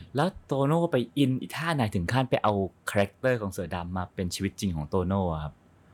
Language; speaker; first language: Thai; native; Thai